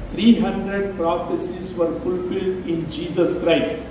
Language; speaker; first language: English; non-native, local second language; Telugu